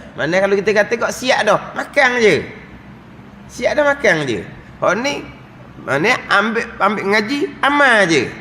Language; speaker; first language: Malay; native; Malay